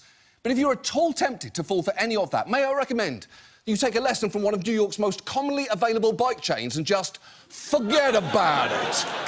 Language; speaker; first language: English; native; English